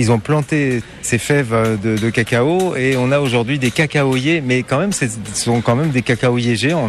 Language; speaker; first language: French; native; French